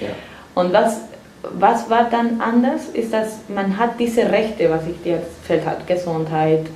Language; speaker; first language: German; non-native, fluent; Spanish